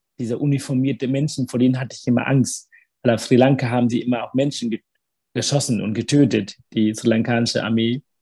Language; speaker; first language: German; early bilingual, other home language; Tamil